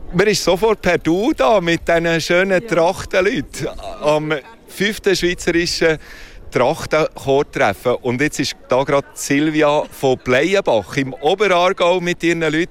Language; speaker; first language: German; native; German